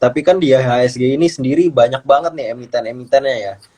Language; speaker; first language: Indonesian; native; Indonesian